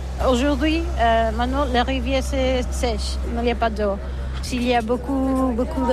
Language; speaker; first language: French; non-native, learner; Catalan